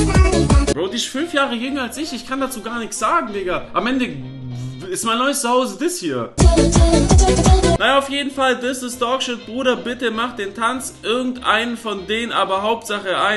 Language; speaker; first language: German; native; German